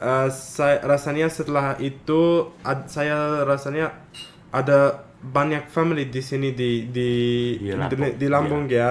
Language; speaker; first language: Indonesian; non-native, fluent; Arabic